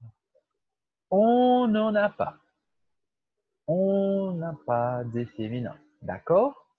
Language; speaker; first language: French; non-native, fluent; Portuguese